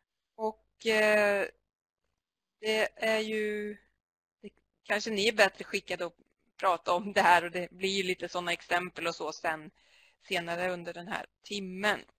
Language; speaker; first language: Swedish; native; Swedish